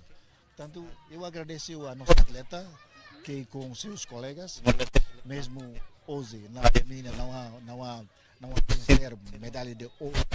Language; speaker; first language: Portuguese; non-native, local second language; Tetum